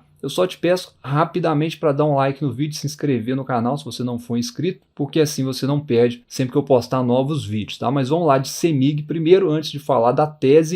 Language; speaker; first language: Portuguese; native; Portuguese